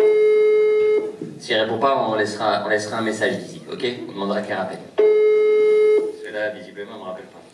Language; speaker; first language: French; native; French